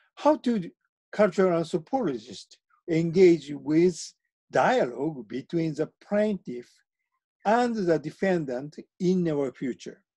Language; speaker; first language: English; non-native, fluent; Japanese